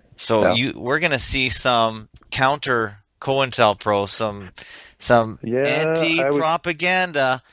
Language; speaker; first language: English; native; English